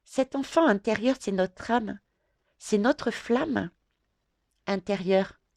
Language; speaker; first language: French; native; French